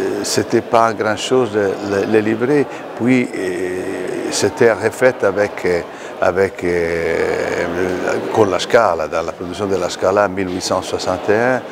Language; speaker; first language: French; non-native, fluent; Italian